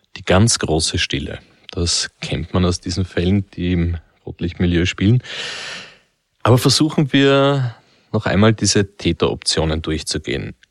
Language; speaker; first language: German; native; German